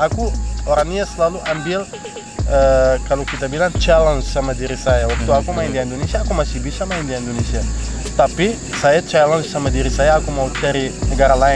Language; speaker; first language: Indonesian; non-native, fluent; Arabic